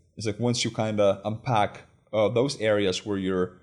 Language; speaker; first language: English; non-native, fluent; Lithuanian